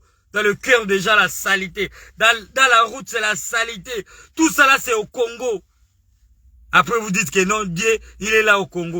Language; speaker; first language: French; non-native, local second language; Lingala